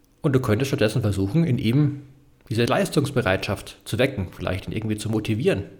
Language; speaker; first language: German; native; German